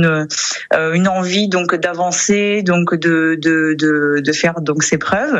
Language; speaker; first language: French; non-native, fluent; Romanian